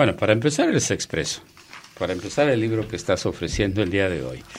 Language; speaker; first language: Spanish; native; Spanish